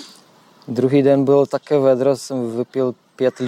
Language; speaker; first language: Czech; non-native, learner; Polish